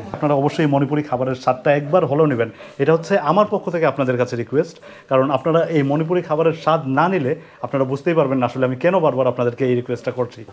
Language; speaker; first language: Bangla; native; Bangla